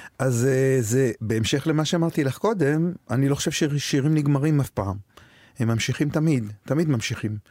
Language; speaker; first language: Hebrew; native; Hebrew